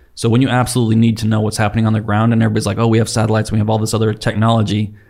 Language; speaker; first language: English; native; English